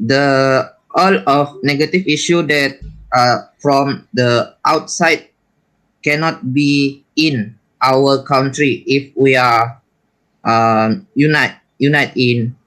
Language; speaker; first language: English; non-native, learner; Malay